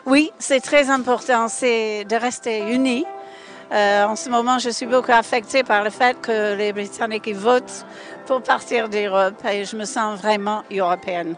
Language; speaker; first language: French; non-native, fluent; English